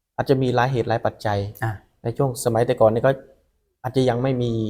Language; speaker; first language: Thai; non-native, local second language; Khmer